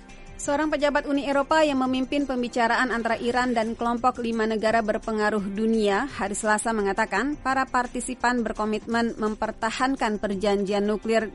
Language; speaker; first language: Indonesian; native; Indonesian